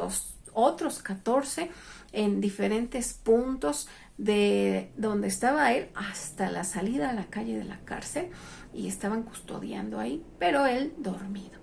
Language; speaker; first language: Spanish; native; Spanish